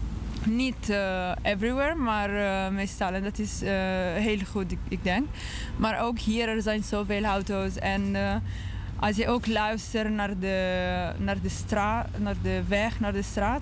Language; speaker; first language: Dutch; non-native, learner; English